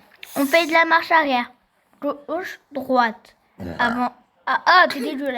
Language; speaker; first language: French; native; French